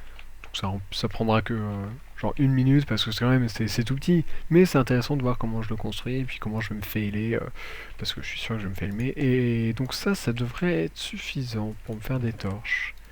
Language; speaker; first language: French; native; French